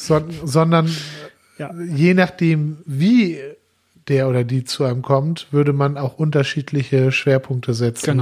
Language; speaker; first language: German; native; German